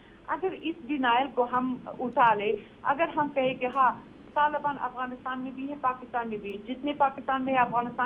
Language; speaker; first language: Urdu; non-native, fluent; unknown